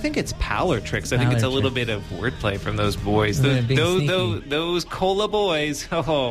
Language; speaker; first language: English; native; English